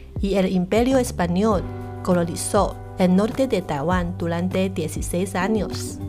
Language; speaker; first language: Spanish; non-native, fluent; Chinese